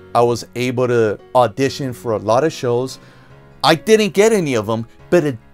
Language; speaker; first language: English; native; English